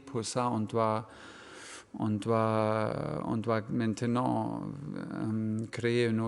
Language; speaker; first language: French; non-native, fluent; German